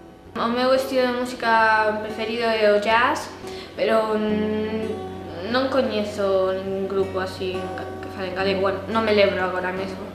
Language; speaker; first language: Galician; non-native, local second language; Spanish